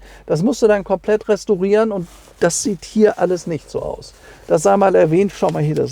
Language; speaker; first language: German; native; German